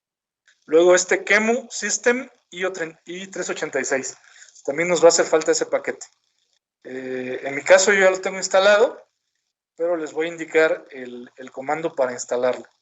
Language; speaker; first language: Spanish; native; Spanish